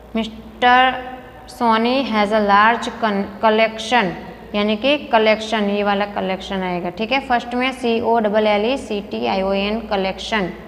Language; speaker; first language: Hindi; non-native, local second language; Gujarati